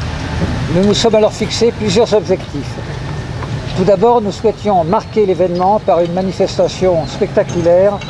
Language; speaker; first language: French; native; French